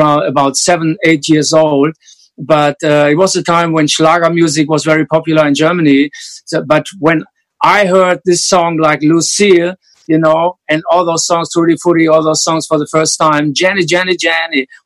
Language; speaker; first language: English; non-native, fluent; German